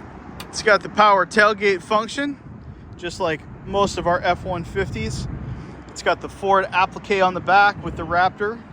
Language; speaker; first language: English; native; English